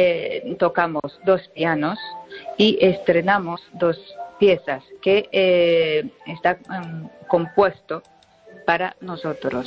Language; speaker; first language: Spanish; non-native, learner; Japanese